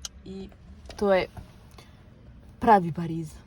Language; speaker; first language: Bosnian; early bilingual, heritage; Serbian